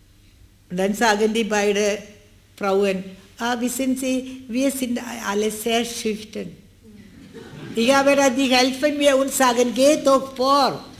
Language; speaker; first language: German; non-native, fluent; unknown